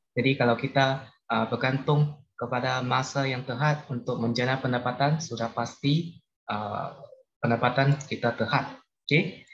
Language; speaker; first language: Malay; non-native, local second language; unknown